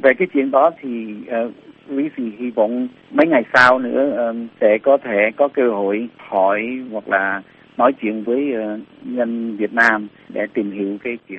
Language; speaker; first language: Vietnamese; early bilingual, heritage; Vietnamese